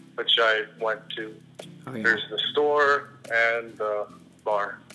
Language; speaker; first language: English; native; English